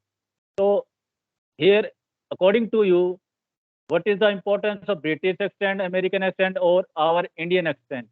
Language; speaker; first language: English; non-native, learner; Hindi